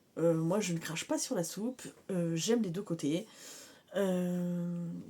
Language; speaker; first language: French; native; French